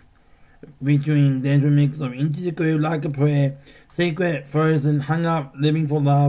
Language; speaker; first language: English; native; English